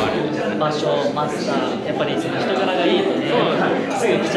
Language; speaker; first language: Japanese; native; Japanese